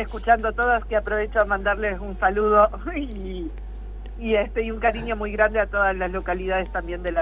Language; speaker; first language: Spanish; native; Spanish